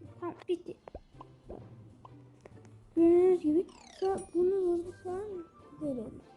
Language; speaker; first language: Turkish; early bilingual, heritage; Turkish